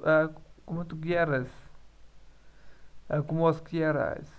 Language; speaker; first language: Spanish; non-native, learner; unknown